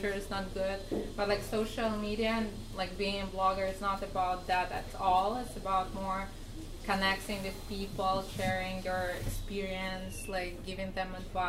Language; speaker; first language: English; non-native, fluent; Russian